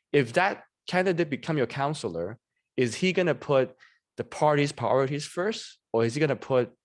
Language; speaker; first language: English; non-native, local second language; Cantonese